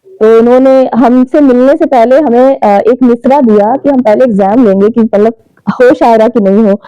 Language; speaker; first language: Urdu; native; Urdu